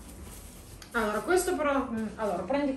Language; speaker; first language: Italian; non-native, fluent; Lithuanian